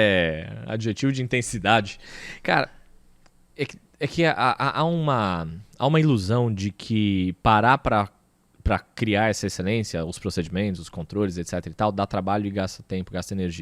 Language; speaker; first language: Portuguese; native; Portuguese